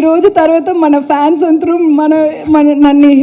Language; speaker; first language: Telugu; non-native, learner; Tamil